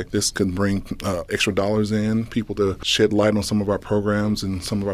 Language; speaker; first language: English; native; English